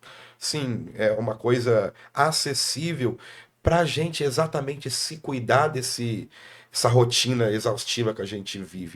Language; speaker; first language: Portuguese; native; Portuguese